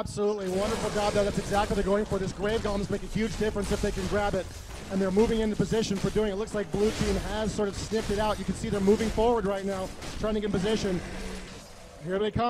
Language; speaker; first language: English; native; English